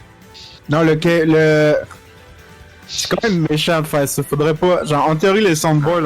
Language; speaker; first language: French; native; French